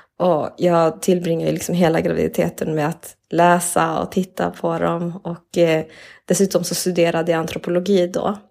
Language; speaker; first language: Swedish; early bilingual, other home language; Spanish